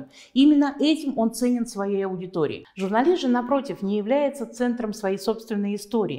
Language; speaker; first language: Russian; native; Russian